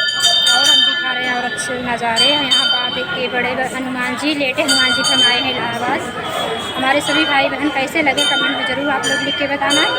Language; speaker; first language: Hindi; non-native, local second language; Awadhi